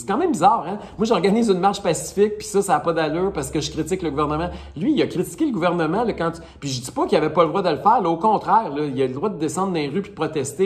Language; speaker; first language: French; native; French